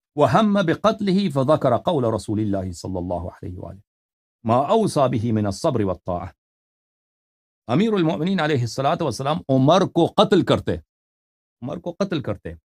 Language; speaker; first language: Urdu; non-native, fluent; Persian